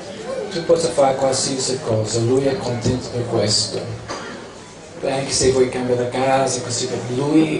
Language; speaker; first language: Italian; non-native, learner; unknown